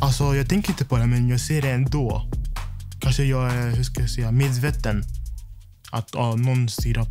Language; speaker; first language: Swedish; non-native, fluent; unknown